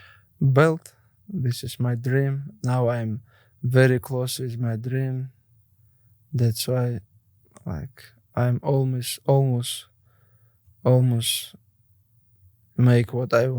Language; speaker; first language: English; non-native, learner; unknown